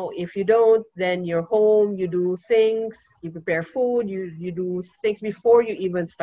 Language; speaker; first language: English; non-native, local second language; Cebuano